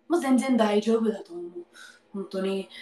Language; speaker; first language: Japanese; non-native, learner; English